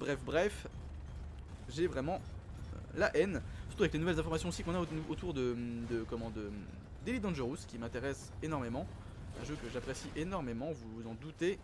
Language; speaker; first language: French; native; French